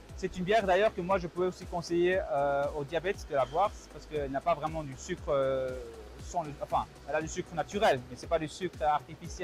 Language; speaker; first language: French; non-native, local second language; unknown